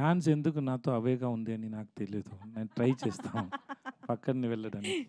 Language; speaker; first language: Telugu; non-native, learner; Tamil